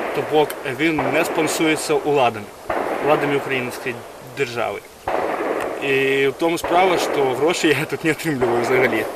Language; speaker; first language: Ukrainian; non-native, fluent; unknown